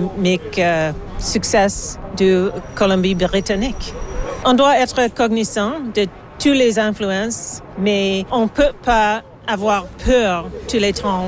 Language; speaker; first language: French; non-native, learner; English